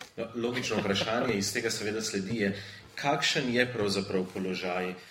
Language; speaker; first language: Slovenian; native; Slovenian